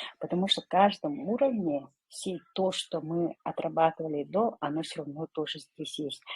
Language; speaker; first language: Russian; non-native, local second language; Yakut